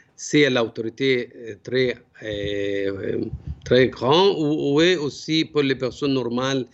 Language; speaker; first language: French; non-native, learner; Arabic